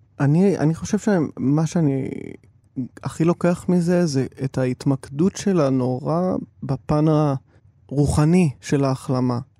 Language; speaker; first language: Hebrew; native; Hebrew